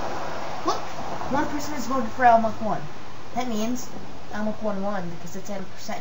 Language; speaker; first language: English; native; English